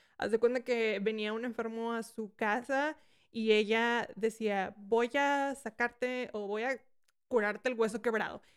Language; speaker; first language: Spanish; early bilingual, heritage; Spanish